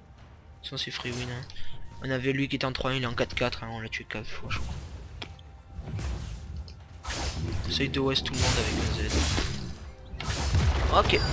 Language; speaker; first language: French; native; French